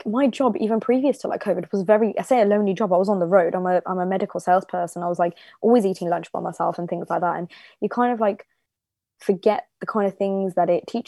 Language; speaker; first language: English; native; English